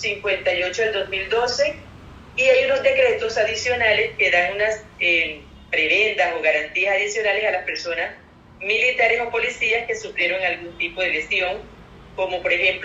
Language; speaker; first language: Spanish; native; Spanish